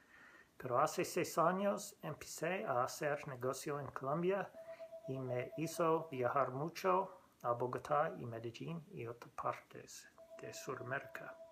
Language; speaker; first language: Spanish; non-native, learner; English